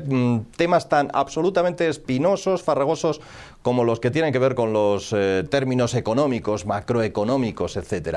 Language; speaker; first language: Spanish; native; Spanish